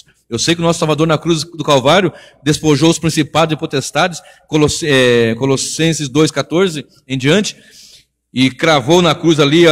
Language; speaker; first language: Portuguese; native; Portuguese